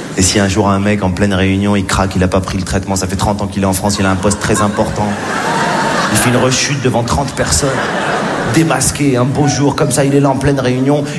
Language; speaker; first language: French; native; French